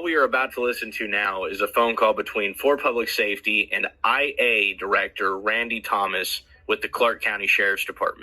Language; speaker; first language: English; native; English